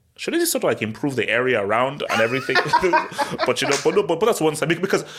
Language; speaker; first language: English; early bilingual, other home language; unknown